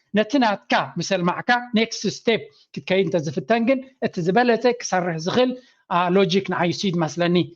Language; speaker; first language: Tigrinya; non-native, local second language; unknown